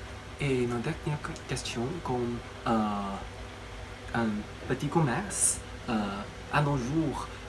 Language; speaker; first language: French; non-native, learner; Chinese